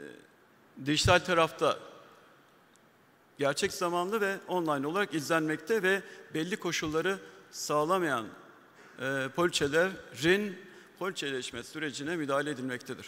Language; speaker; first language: Turkish; native; Turkish